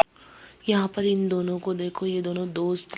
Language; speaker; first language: Hindi; native; Hindi